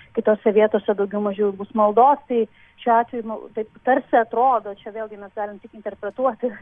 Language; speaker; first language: Lithuanian; native; Lithuanian